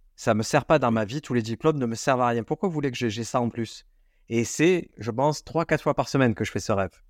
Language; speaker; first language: French; native; French